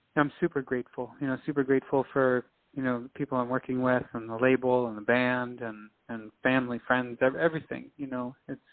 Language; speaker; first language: English; native; English